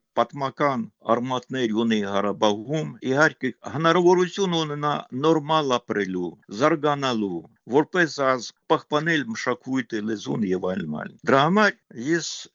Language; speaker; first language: Armenian; non-native, fluent; Ukrainian